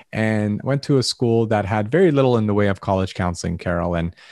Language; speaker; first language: English; early bilingual, other home language; Arabic